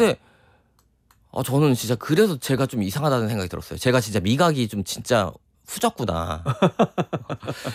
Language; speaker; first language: Korean; native; Korean